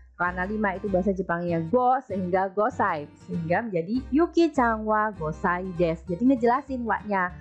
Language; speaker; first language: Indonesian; native; Indonesian